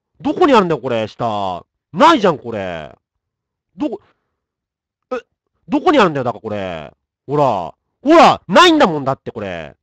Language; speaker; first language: Japanese; native; Japanese